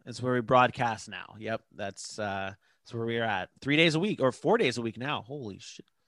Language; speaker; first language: English; native; English